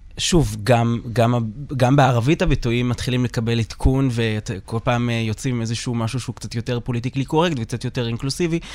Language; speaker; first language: Hebrew; non-native, local second language; Arabic